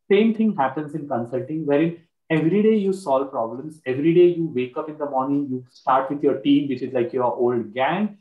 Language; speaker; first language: English; non-native, local second language; Marathi